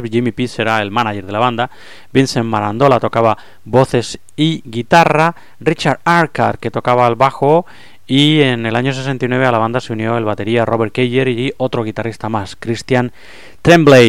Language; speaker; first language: Spanish; native; Spanish